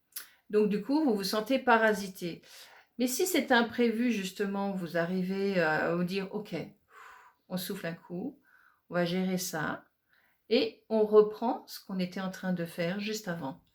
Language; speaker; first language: French; native; French